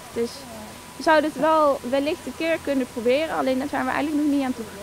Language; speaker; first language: Dutch; native; Dutch